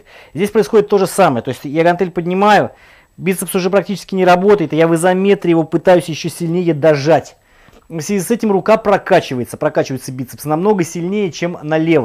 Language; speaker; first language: Russian; native; Russian